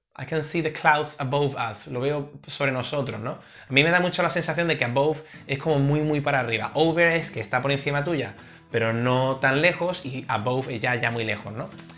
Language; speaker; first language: Spanish; native; Spanish